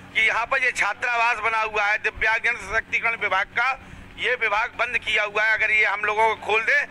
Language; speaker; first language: Hindi; native; Hindi